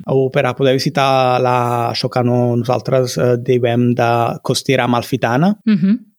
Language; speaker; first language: Catalan; non-native, fluent; Italian